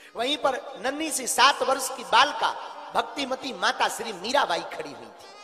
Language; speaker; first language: Hindi; native; Hindi